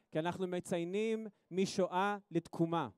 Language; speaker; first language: Hebrew; native; Hebrew